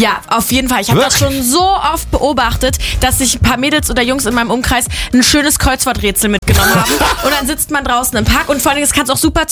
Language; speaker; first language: German; native; German